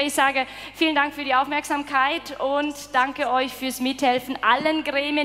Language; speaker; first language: German; native; German